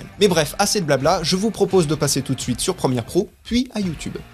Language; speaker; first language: French; native; French